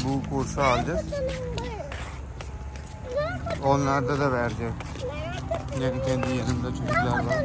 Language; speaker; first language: Turkish; non-native, learner; Urdu